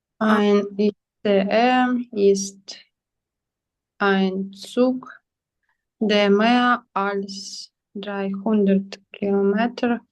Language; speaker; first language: German; non-native, learner; Ukrainian